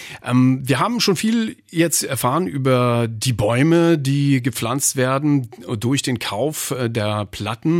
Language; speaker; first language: German; native; German